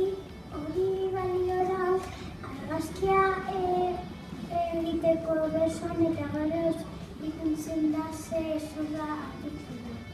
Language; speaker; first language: Basque; non-native, local second language; Spanish